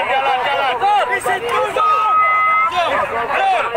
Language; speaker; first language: Indonesian; non-native, local second language; Minangkabau